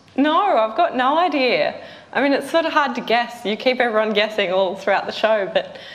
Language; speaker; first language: English; native; English